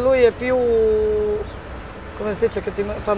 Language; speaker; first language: Italian; non-native, learner; Serbian